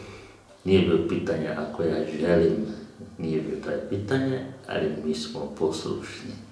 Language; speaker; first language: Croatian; non-native, learner; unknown